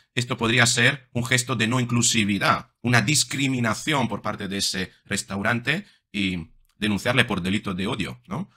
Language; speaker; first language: Spanish; non-native, fluent; Italian